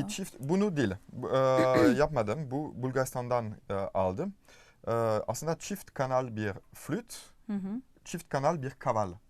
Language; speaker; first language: Turkish; non-native, fluent; French